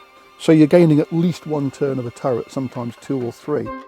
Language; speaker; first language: English; native; English